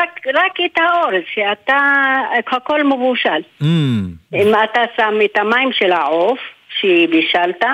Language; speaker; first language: Hebrew; non-native, local second language; Arabic